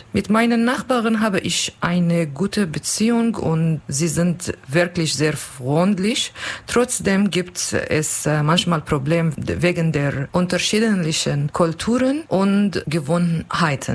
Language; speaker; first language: German; non-native, learner; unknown